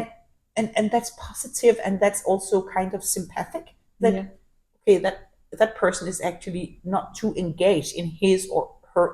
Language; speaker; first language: English; non-native, fluent; Danish